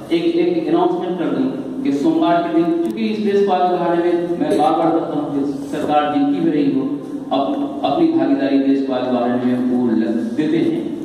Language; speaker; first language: Hindi; native; Hindi